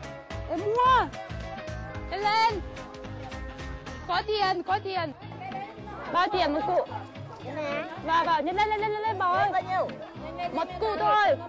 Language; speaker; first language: Vietnamese; non-native, learner; Russian